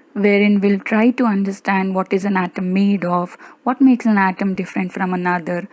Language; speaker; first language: English; non-native, local second language; Kannada